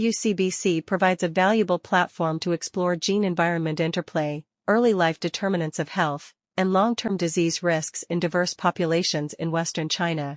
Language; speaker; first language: English; non-native, fluent; Chinese